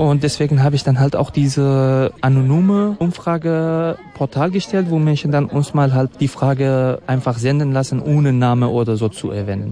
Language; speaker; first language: German; non-native, fluent; Kurdish